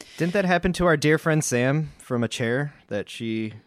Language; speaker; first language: English; native; English